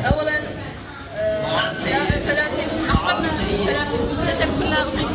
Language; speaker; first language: Arabic; non-native, learner; Turkish